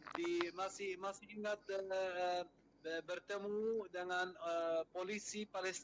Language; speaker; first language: Indonesian; non-native, fluent; Arabic